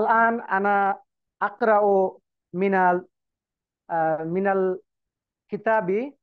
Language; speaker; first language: Arabic; non-native, learner; Bangla